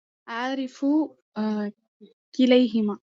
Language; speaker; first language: Arabic; non-native, learner; Tamil